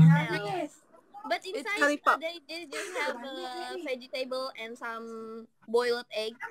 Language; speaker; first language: English; non-native, learner; Indonesian